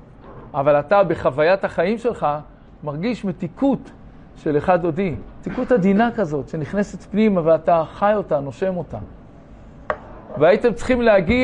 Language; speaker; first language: Hebrew; native; Hebrew